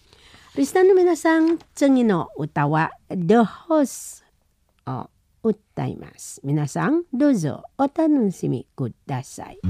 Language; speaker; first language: Japanese; non-native, learner; Indonesian